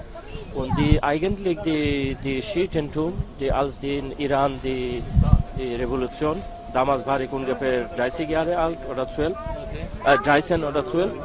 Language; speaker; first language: German; non-native, learner; Bangla